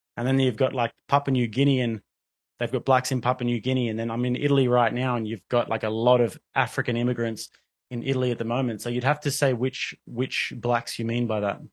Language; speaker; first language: English; native; English